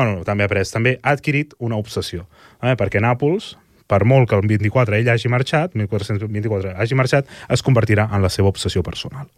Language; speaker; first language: Catalan; native; Catalan